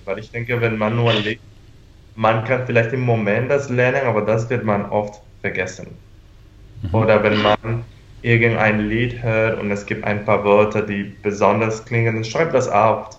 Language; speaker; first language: German; non-native, fluent; Spanish